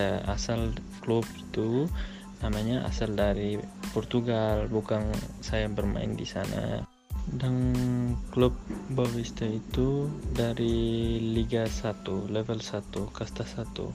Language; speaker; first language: Indonesian; non-native, local second language; Tetum